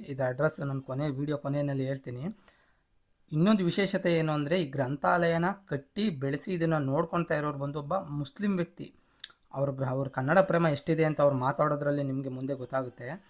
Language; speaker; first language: Kannada; native; Kannada